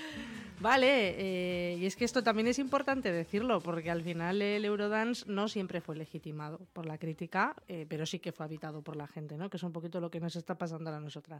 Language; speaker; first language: Spanish; native; Spanish